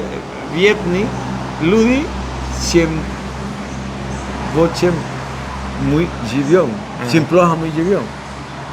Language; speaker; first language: Russian; non-native, learner; Spanish